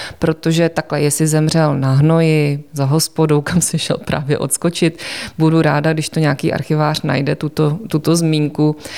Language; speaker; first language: Czech; native; Czech